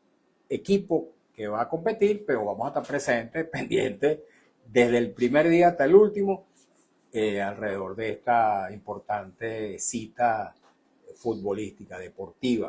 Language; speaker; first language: Spanish; native; Spanish